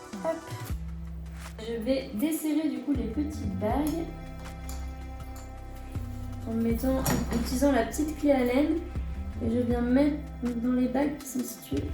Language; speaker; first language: French; native; French